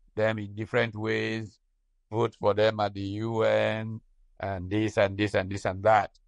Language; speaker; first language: English; non-native, local second language; Hausa